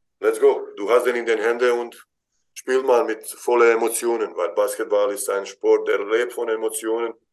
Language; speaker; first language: German; non-native, fluent; Bosnian